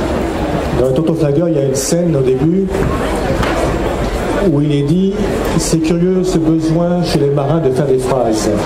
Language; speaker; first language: French; native; French